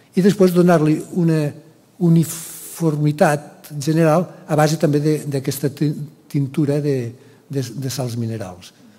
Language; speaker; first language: Catalan; native; Catalan